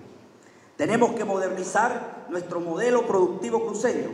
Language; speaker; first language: Spanish; native; Spanish